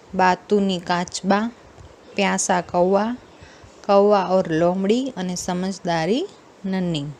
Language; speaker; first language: Hindi; non-native, local second language; Gujarati